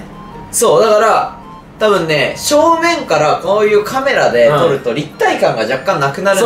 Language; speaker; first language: Japanese; native; Japanese